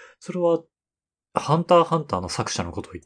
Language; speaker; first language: Japanese; native; Japanese